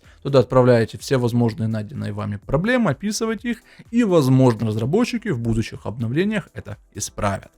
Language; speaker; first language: Russian; native; Russian